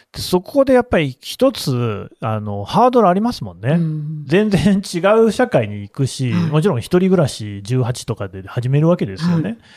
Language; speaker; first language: Japanese; native; Japanese